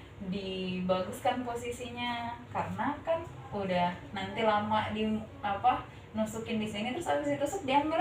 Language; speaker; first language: Indonesian; native; Indonesian